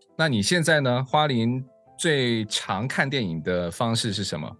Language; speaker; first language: Chinese; native; Chinese